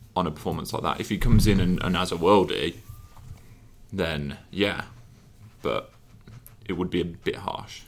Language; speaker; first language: English; native; English